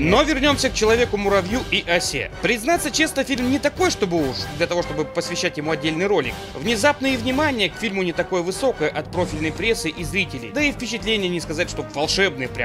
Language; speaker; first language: Russian; native; Russian